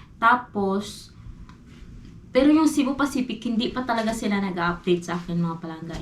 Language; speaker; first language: Filipino; non-native, local second language; Cebuano